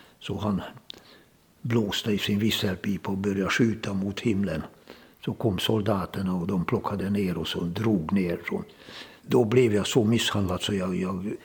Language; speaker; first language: Swedish; non-native, fluent; Hungarian